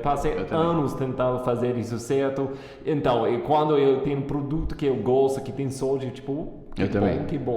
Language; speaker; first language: Portuguese; non-native, fluent; English